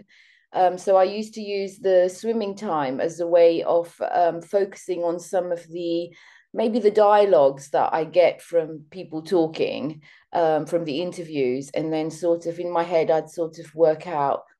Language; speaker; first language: English; early bilingual, other home language; Seselwa Creole French